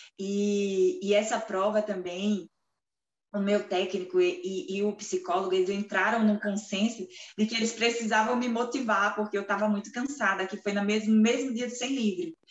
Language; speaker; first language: Portuguese; native; Portuguese